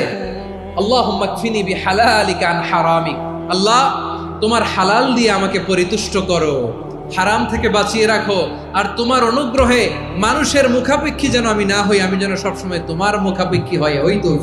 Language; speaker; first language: Bangla; native; Bangla